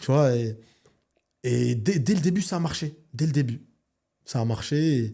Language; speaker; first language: French; native; French